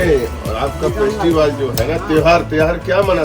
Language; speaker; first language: Hindi; non-native, local second language; Bangla